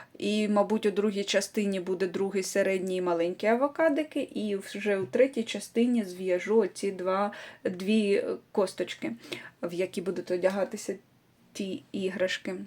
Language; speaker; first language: Ukrainian; non-native, local second language; Russian